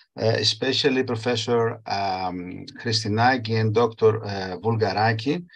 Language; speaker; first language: English; non-native, fluent; Greek